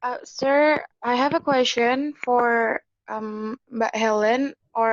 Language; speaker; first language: English; non-native, learner; Indonesian